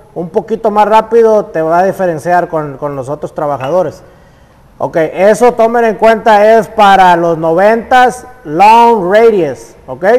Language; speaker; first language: Spanish; early bilingual, heritage; Spanish